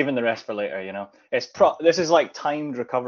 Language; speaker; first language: English; native; English